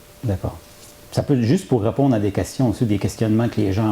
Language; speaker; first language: French; native; French